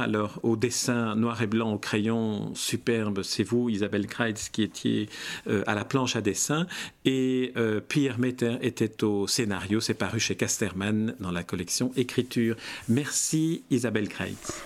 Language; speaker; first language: French; native; French